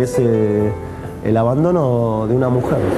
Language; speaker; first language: Spanish; native; Spanish